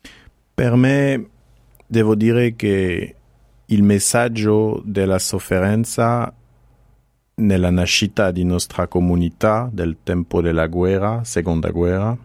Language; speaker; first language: Italian; non-native, fluent; French